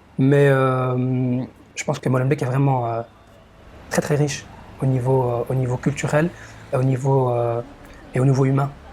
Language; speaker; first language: French; native; French